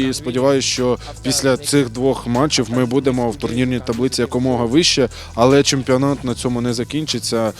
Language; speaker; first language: Ukrainian; native; Ukrainian